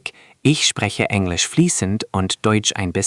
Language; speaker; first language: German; non-native, learner; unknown